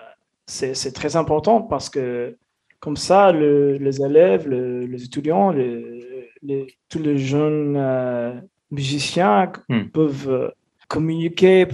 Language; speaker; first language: French; non-native, fluent; English